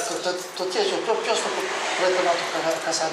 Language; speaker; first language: Greek; early bilingual, heritage; Greek